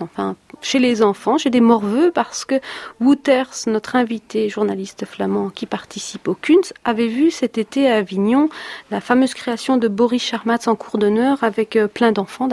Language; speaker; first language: French; native; French